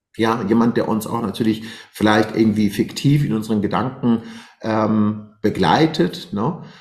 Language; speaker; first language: German; non-native, fluent; Persian